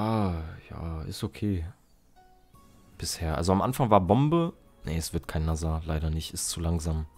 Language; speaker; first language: German; native; German